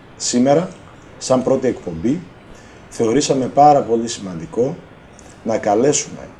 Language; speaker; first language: Greek; native; Greek